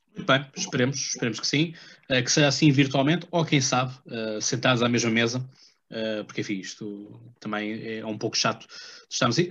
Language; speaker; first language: Portuguese; native; Portuguese